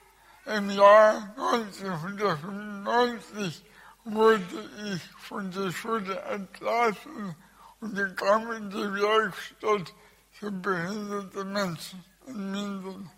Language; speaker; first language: German; early bilingual, other home language; Russian